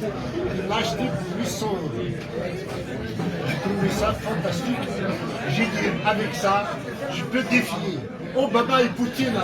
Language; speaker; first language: French; non-native, local second language; Kabyle